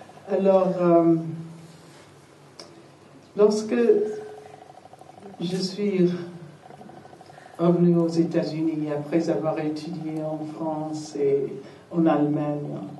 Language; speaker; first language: French; non-native, fluent; English